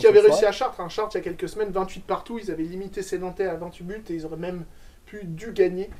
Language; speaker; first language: French; native; French